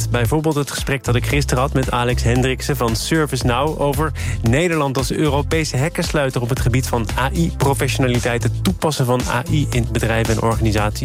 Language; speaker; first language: Dutch; native; Dutch